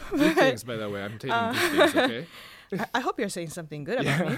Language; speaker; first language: English; non-native, fluent; Spanish